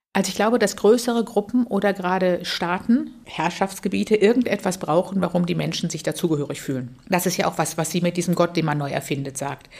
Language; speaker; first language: German; native; German